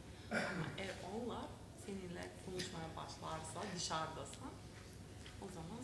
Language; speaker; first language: Turkish; non-native, learner; Macedonian